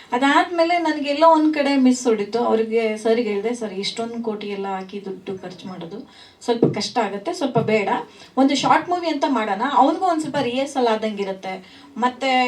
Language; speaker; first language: Kannada; native; Kannada